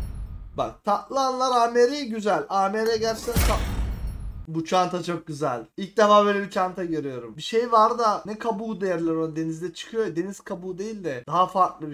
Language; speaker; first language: Turkish; native; Turkish